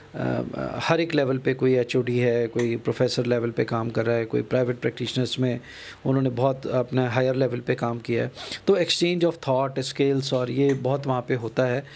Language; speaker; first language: Hindi; non-native, local second language; Punjabi